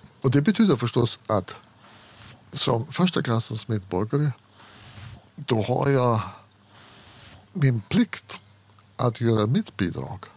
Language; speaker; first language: Swedish; non-native, fluent; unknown